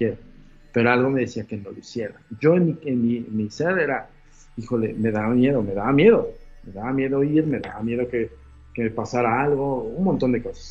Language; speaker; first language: Spanish; native; Spanish